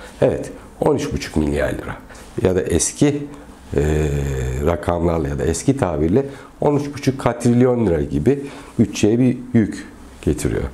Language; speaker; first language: Turkish; native; Turkish